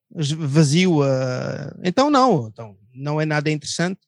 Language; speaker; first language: Portuguese; non-native, fluent; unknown